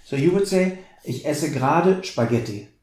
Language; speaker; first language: German; non-native, fluent; English